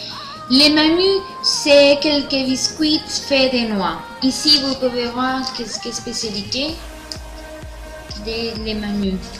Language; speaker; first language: French; non-native, learner; Spanish